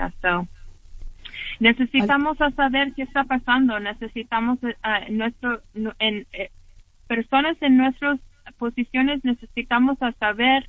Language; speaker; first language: Spanish; early bilingual, heritage; English